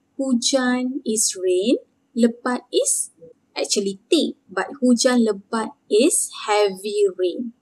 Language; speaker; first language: English; non-native, local second language; Malay